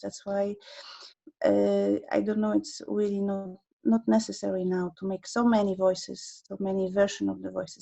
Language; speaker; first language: English; non-native, learner; Polish